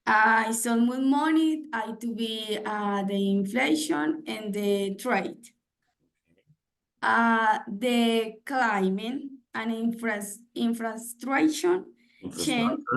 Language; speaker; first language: English; non-native, learner; Spanish